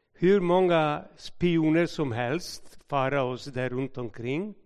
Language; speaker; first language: Swedish; non-native, fluent; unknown